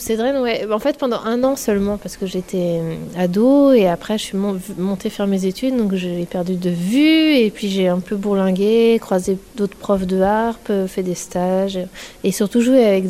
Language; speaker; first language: French; native; French